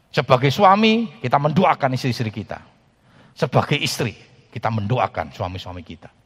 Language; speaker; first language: Indonesian; native; Indonesian